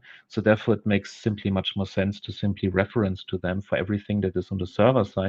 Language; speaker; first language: English; non-native, fluent; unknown